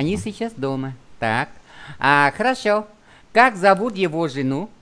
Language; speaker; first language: Russian; non-native, fluent; Vietnamese